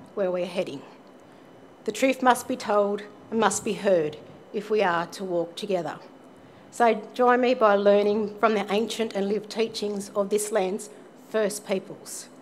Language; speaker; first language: English; native; English